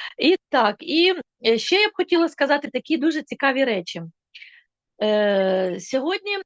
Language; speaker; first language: Ukrainian; non-native, local second language; Russian